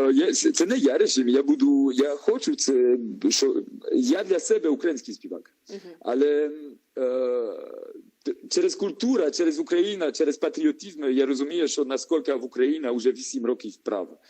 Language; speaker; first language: Ukrainian; non-native, learner; French